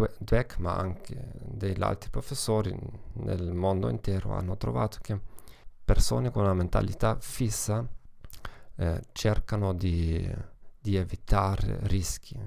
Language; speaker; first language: Italian; non-native, fluent; German